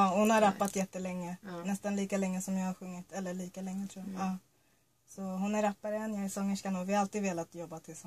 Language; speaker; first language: Swedish; early bilingual, other home language; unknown